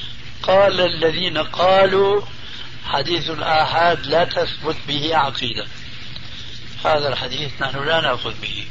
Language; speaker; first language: Arabic; early bilingual, other home language; Albanian